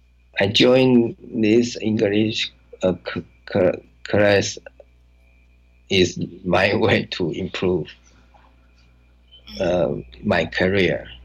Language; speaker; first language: English; non-native, learner; Chinese